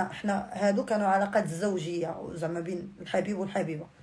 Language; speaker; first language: Arabic; native; Arabic